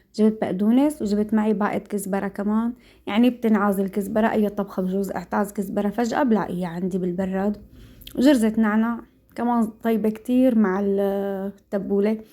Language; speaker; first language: Arabic; native; Arabic